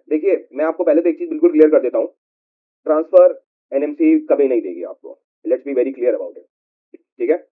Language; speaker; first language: Hindi; native; Hindi